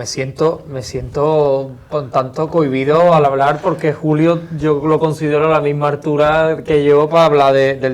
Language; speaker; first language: Spanish; native; Spanish